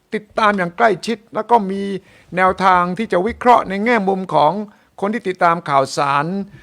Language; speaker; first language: Thai; native; Thai